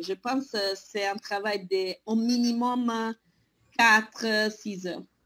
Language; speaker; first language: French; non-native, fluent; Italian